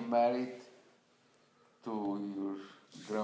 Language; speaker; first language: English; non-native, learner; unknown